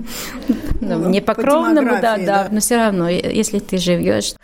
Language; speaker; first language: Russian; non-native, learner; Latvian